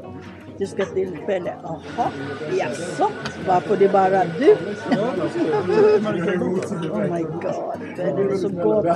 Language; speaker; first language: Swedish; non-native, learner; Filipino